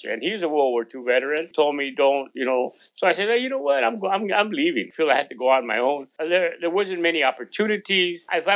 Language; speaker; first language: English; non-native, local second language; Spanish